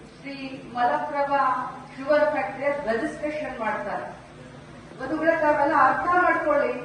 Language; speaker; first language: Kannada; native; Kannada